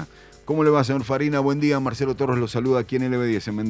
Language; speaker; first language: Spanish; native; Spanish